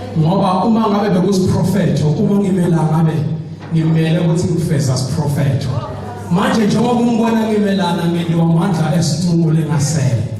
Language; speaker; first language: Zulu; non-native, local second language; Swati